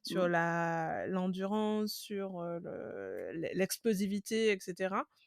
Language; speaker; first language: French; native; French